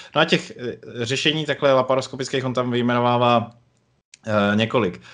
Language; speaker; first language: Czech; native; Czech